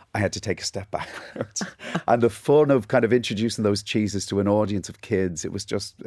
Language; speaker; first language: English; native; English